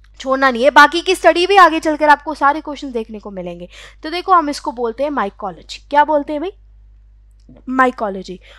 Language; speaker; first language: Hindi; native; Hindi